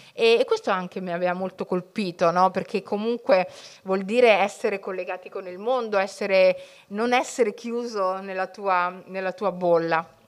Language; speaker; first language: Italian; early bilingual, other home language; Somali